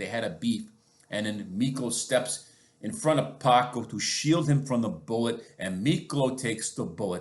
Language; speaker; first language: English; native; English